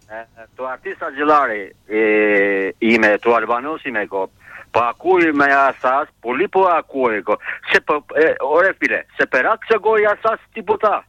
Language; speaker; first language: Greek; non-native, learner; Albanian